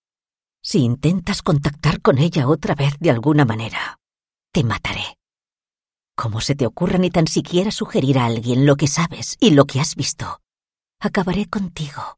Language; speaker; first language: Spanish; native; Spanish